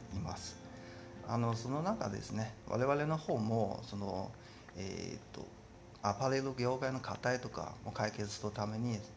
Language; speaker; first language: Japanese; non-native, fluent; Chinese